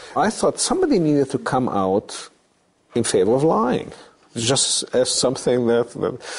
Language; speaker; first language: English; early bilingual, other home language; Romanian